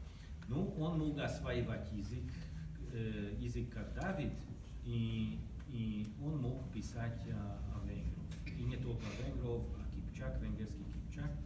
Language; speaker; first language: Russian; non-native, learner; Hungarian